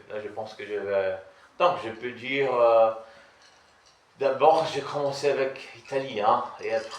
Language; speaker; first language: French; non-native, learner; Portuguese